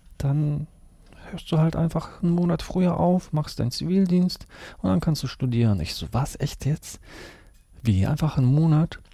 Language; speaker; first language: German; early bilingual, other home language; Russian